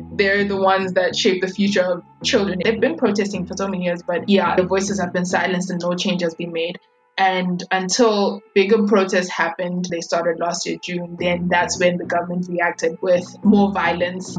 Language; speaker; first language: English; non-native, local second language; Swati